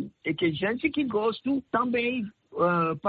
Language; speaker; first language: Portuguese; non-native, learner; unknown